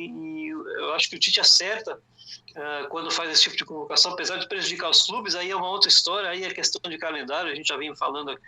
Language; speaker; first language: Portuguese; native; Portuguese